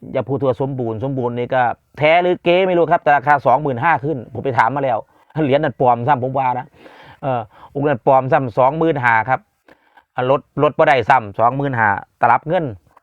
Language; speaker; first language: Thai; native; Thai